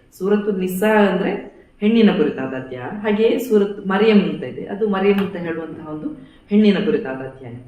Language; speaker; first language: Kannada; non-native, local second language; Badaga